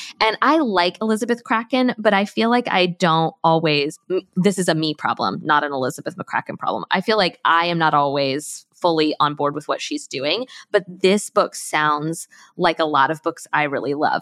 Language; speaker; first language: English; native; English